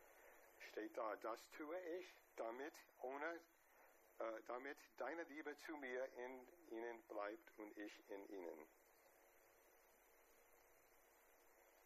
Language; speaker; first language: German; non-native, fluent; English